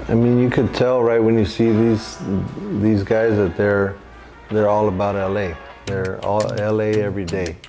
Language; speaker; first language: English; native; English